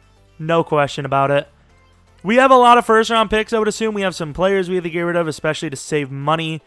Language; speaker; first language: English; native; English